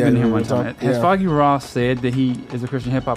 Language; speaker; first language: English; native; English